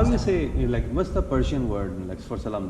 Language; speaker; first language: English; non-native, local second language; Hindi